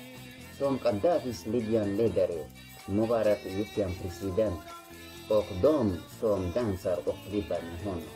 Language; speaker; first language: Swedish; non-native, learner; Tigrinya